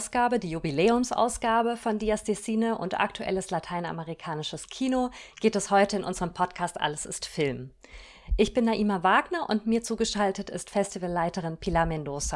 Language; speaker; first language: German; native; German